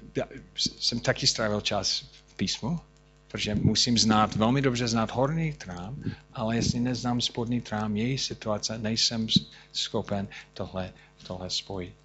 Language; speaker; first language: Czech; non-native, fluent; English